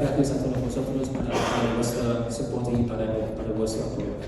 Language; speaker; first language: Spanish; non-native, fluent; English